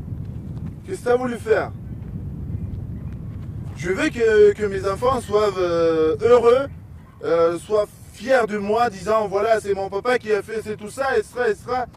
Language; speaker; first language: French; non-native, fluent; Uzbek